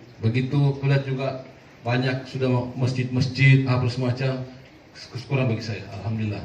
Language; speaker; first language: Indonesian; non-native, local second language; Buginese